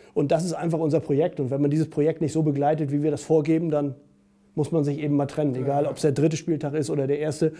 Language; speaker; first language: German; native; German